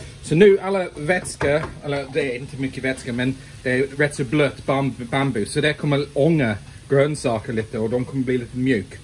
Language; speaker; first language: Swedish; non-native, fluent; English